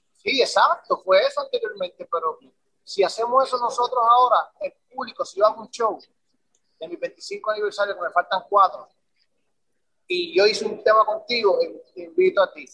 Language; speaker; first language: Spanish; native; Spanish